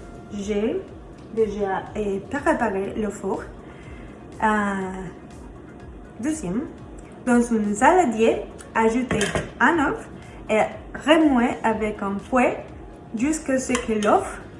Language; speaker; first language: French; non-native, learner; Spanish